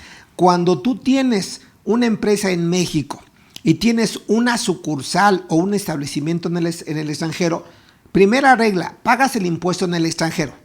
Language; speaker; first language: Spanish; native; Spanish